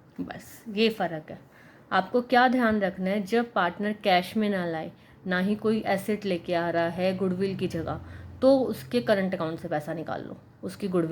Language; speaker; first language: Hindi; native; Hindi